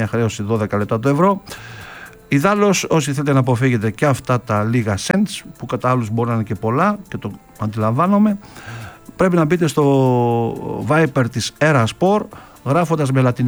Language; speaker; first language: Greek; native; Greek